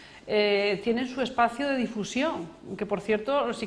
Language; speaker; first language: Spanish; native; Spanish